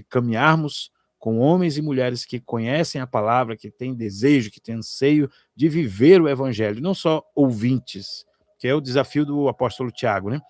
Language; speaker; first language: Portuguese; native; Portuguese